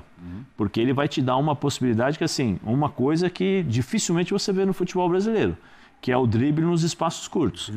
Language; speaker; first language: Portuguese; native; Portuguese